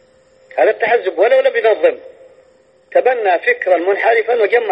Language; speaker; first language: Arabic; native; Arabic